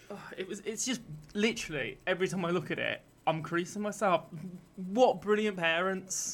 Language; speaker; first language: English; native; English